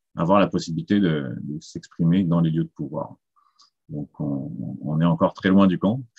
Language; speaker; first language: French; native; French